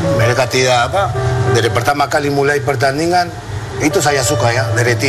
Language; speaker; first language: Indonesian; non-native, fluent; Spanish